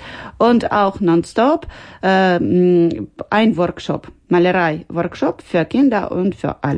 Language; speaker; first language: German; non-native, learner; Ukrainian